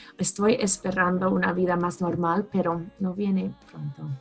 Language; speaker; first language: Spanish; non-native, fluent; English